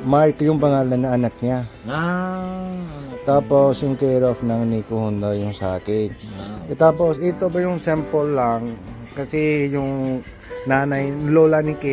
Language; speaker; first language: Filipino; non-native, learner; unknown